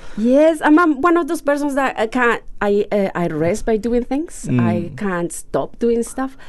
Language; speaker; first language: English; non-native, fluent; Spanish